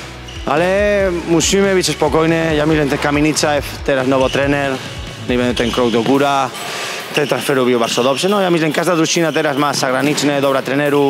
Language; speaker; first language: Polish; non-native, learner; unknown